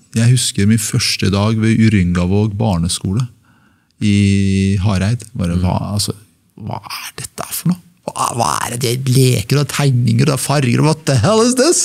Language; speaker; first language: Norwegian; early bilingual, other home language; Persian